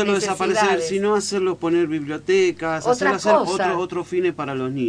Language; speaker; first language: Spanish; native; Spanish